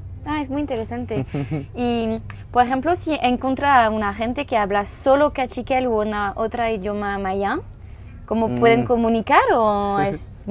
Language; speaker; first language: Spanish; non-native, learner; French